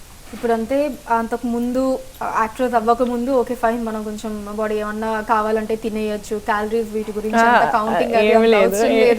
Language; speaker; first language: Telugu; native; Telugu